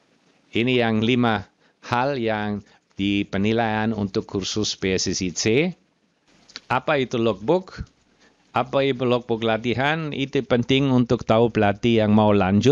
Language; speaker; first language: Indonesian; non-native, fluent; German